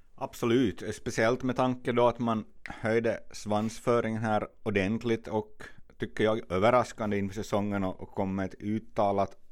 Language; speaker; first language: Swedish; native; Swedish